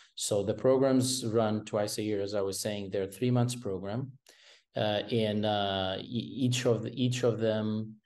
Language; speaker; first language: English; non-native, fluent; Portuguese